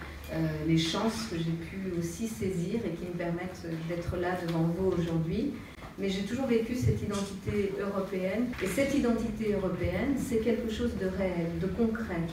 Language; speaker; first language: French; early bilingual, other home language; Spanish